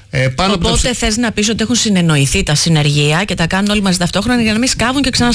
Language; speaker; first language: Greek; native; Greek